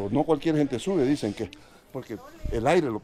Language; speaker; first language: Spanish; native; Spanish